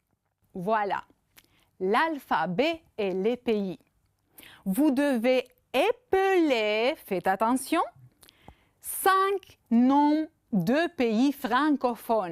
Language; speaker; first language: French; non-native, fluent; Romanian